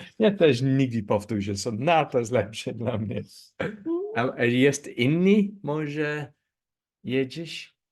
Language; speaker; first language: Polish; non-native, learner; English